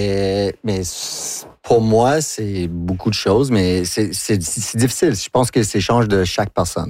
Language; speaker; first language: French; non-native, local second language; English